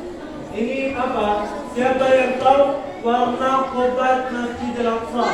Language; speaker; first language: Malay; non-native, learner; Arabic